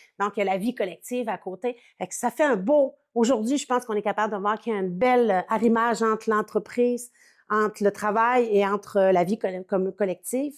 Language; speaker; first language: French; native; French